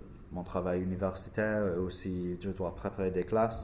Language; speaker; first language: French; non-native, learner; English